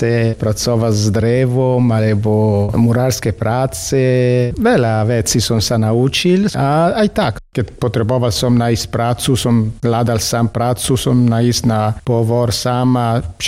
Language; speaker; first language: Slovak; non-native, learner; Italian